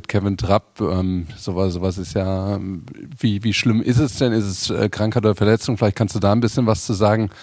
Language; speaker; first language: German; native; German